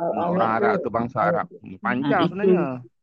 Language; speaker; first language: Malay; native; Malay